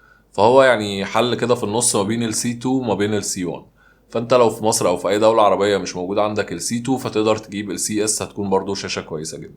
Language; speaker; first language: Arabic; native; Arabic